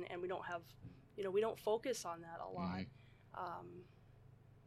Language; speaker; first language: English; native; English